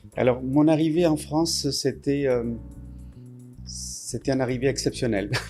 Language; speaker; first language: French; non-native, fluent; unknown